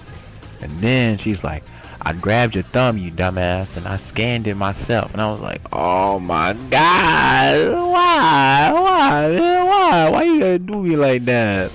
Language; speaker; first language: English; native; English